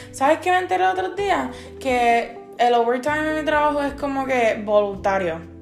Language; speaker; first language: Spanish; early bilingual, heritage; Spanish